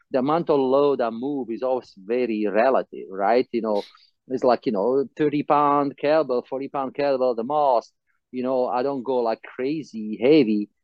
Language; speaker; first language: English; non-native, fluent; Italian